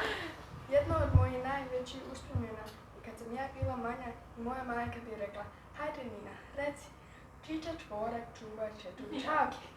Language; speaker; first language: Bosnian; early bilingual, heritage; Bosnian